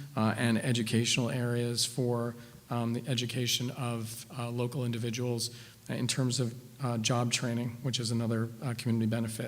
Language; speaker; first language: English; native; English